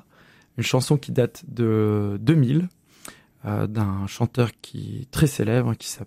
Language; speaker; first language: French; native; French